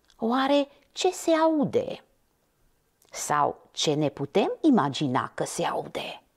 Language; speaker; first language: Romanian; non-native, local second language; Hungarian